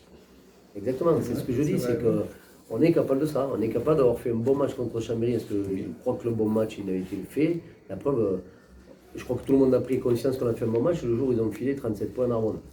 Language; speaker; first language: French; native; French